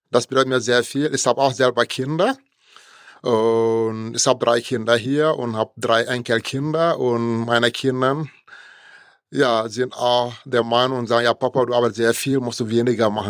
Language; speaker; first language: German; non-native, fluent; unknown